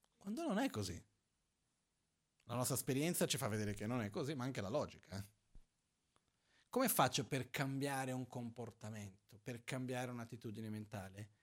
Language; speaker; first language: Italian; non-native, fluent; Portuguese